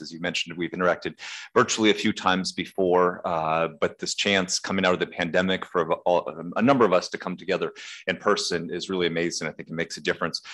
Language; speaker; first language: English; native; English